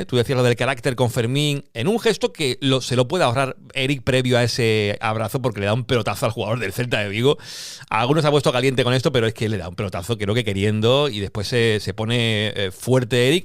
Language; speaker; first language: Spanish; native; Spanish